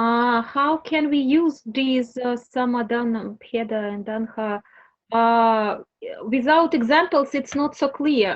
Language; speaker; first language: English; non-native, learner; Russian